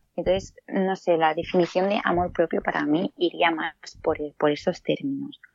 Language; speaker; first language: Spanish; native; Spanish